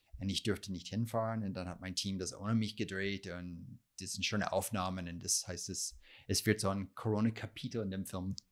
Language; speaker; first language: German; non-native, fluent; English